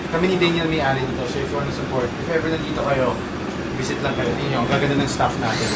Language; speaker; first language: Filipino; native; Filipino